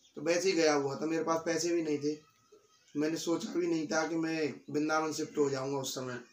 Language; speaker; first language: Hindi; native; Hindi